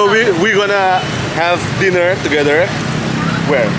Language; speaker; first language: English; non-native, fluent; Indonesian